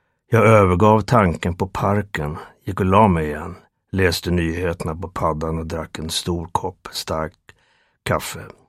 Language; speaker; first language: Swedish; native; Swedish